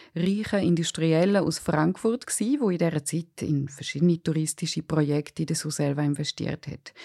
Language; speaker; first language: German; native; German